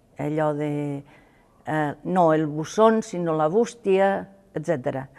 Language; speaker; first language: Catalan; non-native, local second language; Spanish